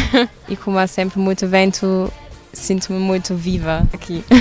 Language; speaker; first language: Portuguese; non-native, fluent; German